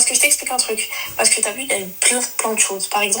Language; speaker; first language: French; native; French